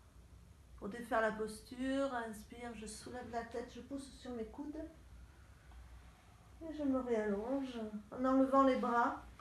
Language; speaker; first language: French; native; French